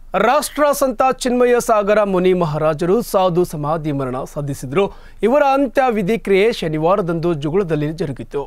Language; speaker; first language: Kannada; native; Kannada